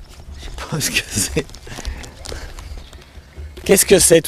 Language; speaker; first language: French; native; French